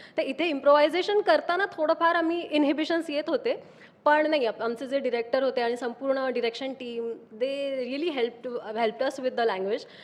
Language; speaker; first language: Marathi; native; Marathi